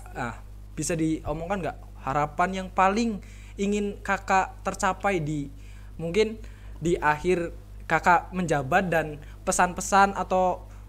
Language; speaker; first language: Indonesian; native; Indonesian